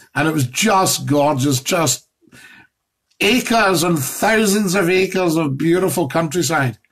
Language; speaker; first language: English; native; English